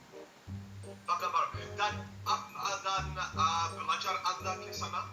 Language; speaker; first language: Indonesian; non-native, learner; English